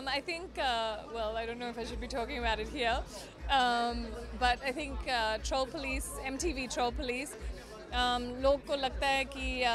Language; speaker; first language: English; native; English